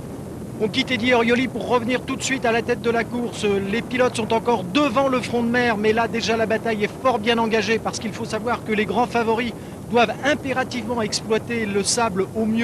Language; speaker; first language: French; native; French